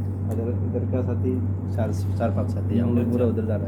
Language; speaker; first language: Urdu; non-native, fluent; Bangla